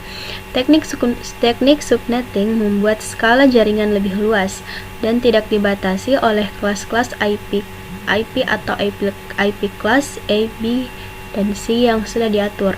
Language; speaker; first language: Indonesian; native; Indonesian